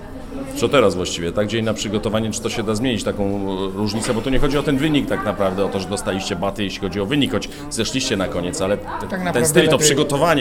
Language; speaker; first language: Polish; native; Polish